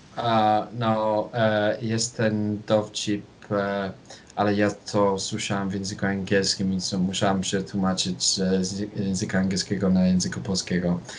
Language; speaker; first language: Polish; non-native, fluent; English